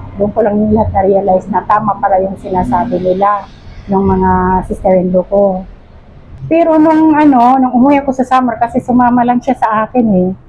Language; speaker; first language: Filipino; non-native, local second language; Waray